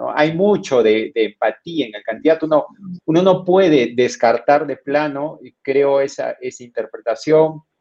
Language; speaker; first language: Spanish; native; Spanish